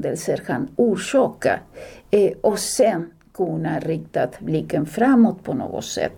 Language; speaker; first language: Swedish; non-native, fluent; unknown